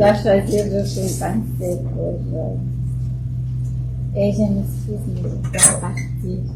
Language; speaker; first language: French; non-native, fluent; Romanian